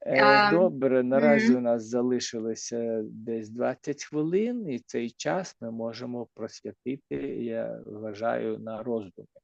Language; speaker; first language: Ukrainian; native; Ukrainian